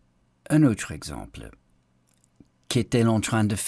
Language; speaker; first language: French; non-native, fluent; English